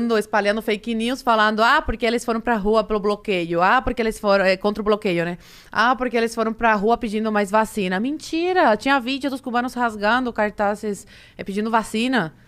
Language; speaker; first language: Portuguese; early bilingual, other home language; Spanish